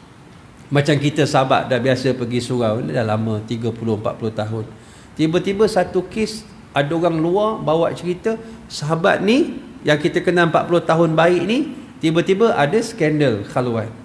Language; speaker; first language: Malay; native; Malay